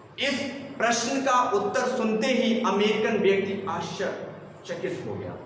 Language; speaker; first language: Hindi; native; Hindi